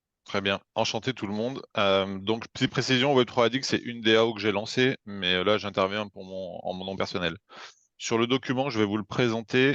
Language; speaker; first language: French; native; French